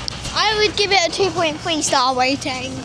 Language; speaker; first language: English; native; English